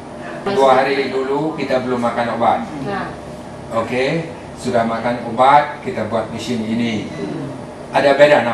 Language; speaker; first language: Indonesian; non-native, fluent; Malay